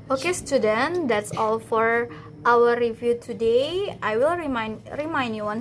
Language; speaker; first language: English; non-native, fluent; Indonesian